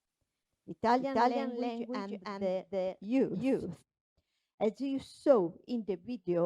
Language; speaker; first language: English; non-native, fluent; Italian